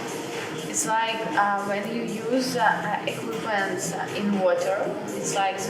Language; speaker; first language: English; non-native, learner; Russian